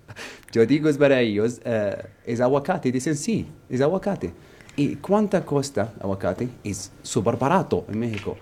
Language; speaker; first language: Spanish; non-native, learner; Arabic